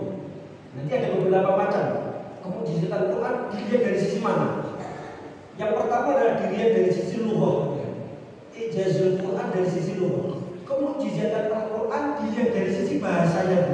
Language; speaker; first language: Indonesian; non-native, local second language; Javanese